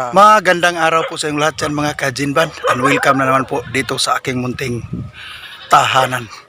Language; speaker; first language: Filipino; non-native, local second language; Cebuano